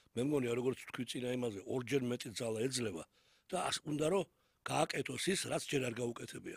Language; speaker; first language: Georgian; native; Georgian